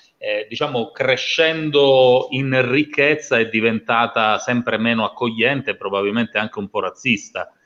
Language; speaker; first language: Italian; native; Italian